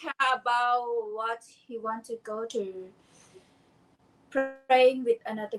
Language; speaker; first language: English; non-native, learner; Thai